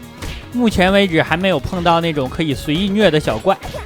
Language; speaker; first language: Chinese; native; Chinese